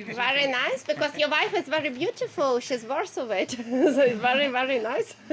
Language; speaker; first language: English; non-native, learner; Ukrainian